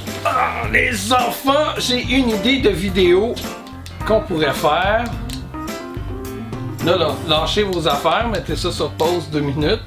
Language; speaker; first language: French; native; French